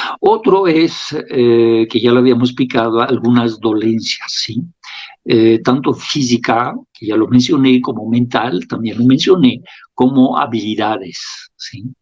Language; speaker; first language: Spanish; non-native, fluent; French